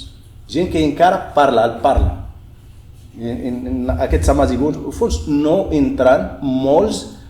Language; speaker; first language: Catalan; non-native, fluent; Berber languages